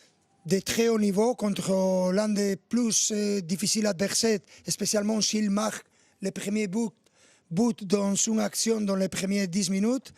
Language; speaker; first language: French; non-native, fluent; Spanish